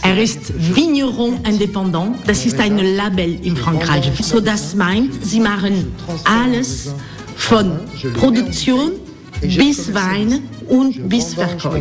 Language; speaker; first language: German; non-native, learner; French